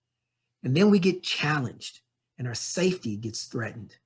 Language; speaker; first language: English; native; English